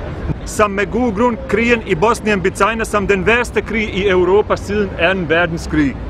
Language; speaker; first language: Danish; non-native, fluent; Bosnian